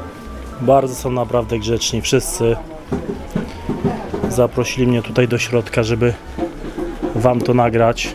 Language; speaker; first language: Polish; native; Polish